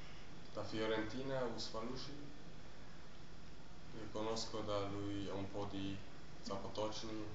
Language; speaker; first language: Italian; non-native, learner; German